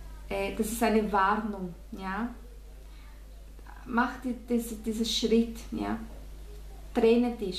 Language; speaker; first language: German; non-native, fluent; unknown